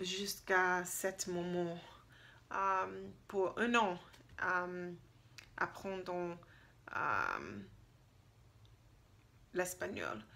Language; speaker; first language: French; non-native, learner; English